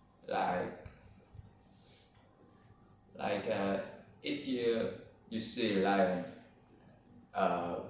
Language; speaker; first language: English; non-native, learner; Vietnamese